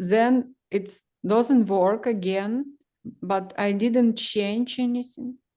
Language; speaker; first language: English; non-native, learner; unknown